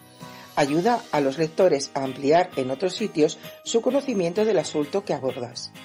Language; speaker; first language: Spanish; native; Spanish